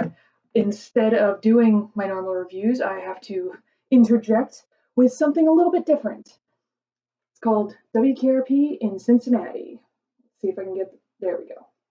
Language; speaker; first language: English; native; English